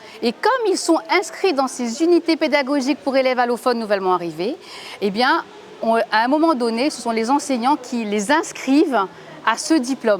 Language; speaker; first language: French; native; French